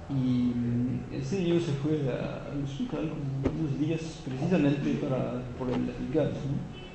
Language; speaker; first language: Spanish; non-native, fluent; French